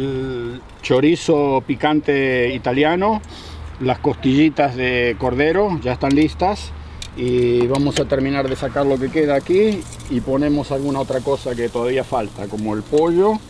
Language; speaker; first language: Spanish; native; Spanish